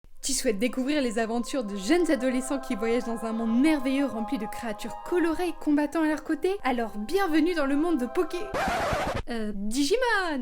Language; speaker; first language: French; native; French